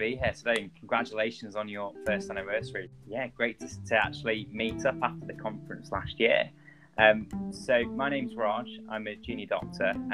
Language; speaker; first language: English; native; English